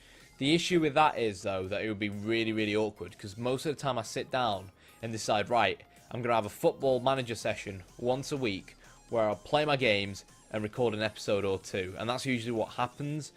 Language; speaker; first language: English; native; English